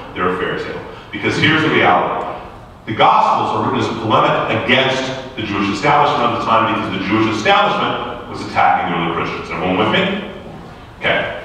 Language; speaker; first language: English; native; English